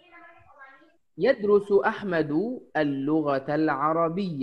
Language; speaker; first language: Arabic; non-native, fluent; Indonesian